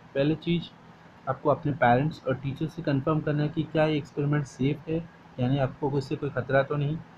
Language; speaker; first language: Hindi; non-native, local second language; Marathi